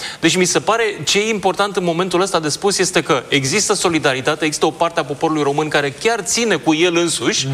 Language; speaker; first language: Romanian; native; Romanian